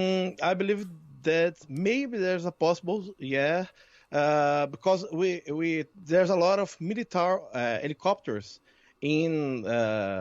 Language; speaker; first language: English; non-native, learner; Portuguese